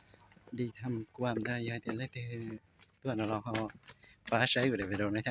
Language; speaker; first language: Vietnamese; non-native, learner; Lao